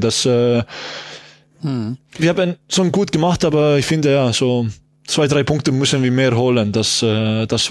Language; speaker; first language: German; non-native, learner; Estonian